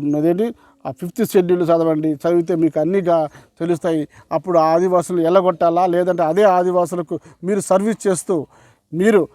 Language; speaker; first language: Telugu; non-native, local second language; Koya